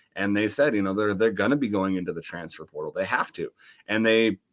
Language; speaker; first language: English; native; English